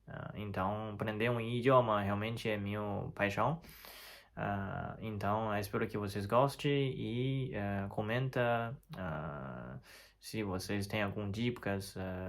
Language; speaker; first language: Portuguese; non-native, fluent; Chinese